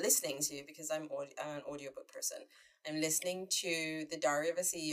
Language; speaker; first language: English; native; English